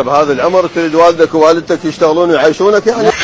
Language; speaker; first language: Arabic; native; Arabic